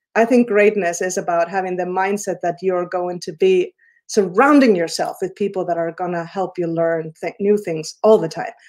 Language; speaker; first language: English; non-native, fluent; Icelandic